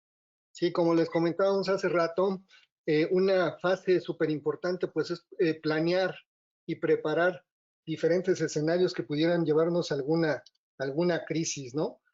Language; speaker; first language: Spanish; native; Spanish